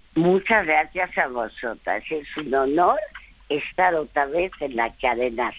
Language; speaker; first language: Spanish; early bilingual, other home language; French